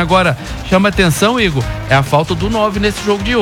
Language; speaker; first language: Portuguese; native; Portuguese